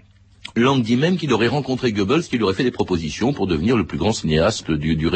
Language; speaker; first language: French; native; French